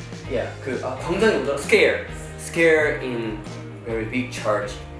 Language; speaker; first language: English; non-native, learner; Korean